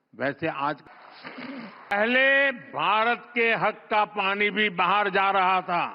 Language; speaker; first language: Hindi; non-native, local second language; Gujarati